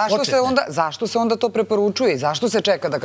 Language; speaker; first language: Bosnian; native; Bosnian